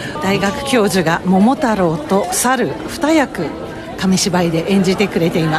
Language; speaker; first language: Japanese; native; Japanese